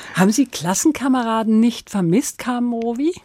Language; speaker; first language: German; native; German